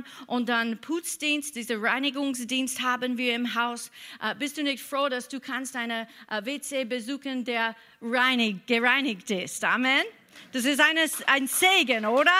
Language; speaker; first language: German; non-native, fluent; English